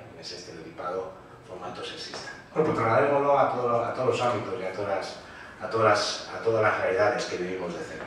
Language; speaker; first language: Spanish; native; Spanish